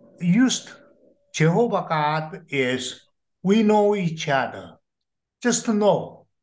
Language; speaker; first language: English; non-native, learner; Korean